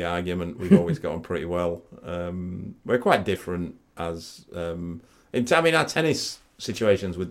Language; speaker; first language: English; native; English